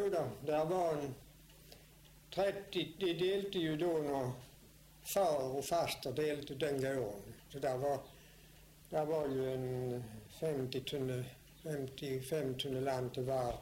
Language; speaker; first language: Swedish; native; Swedish